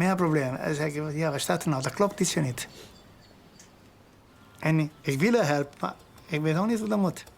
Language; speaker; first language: Dutch; non-native, learner; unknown